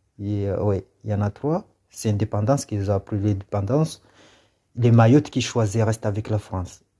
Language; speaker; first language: French; non-native, local second language; Comorian